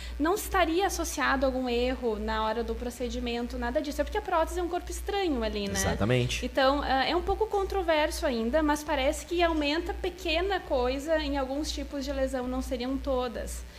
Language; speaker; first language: Portuguese; native; Portuguese